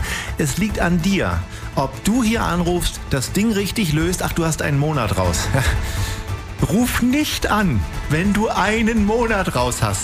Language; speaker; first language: German; native; German